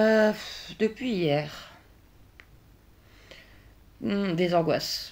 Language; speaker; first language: French; native; French